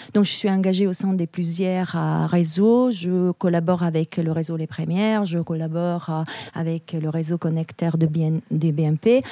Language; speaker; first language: French; non-native, fluent; Italian